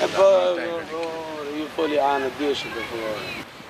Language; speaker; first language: Italian; non-native, learner; Somali